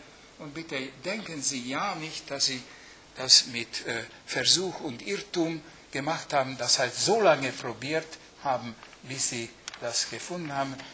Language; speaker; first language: German; non-native, fluent; Hungarian